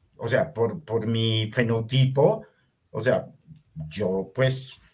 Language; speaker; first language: Spanish; early bilingual, other home language; Hungarian